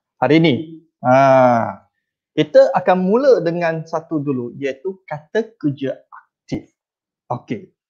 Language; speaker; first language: Malay; non-native, local second language; Chinese